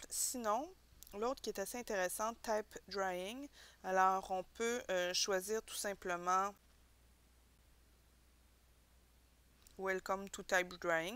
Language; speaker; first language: French; native; French